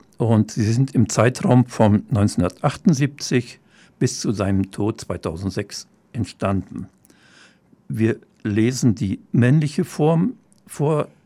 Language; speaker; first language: German; native; German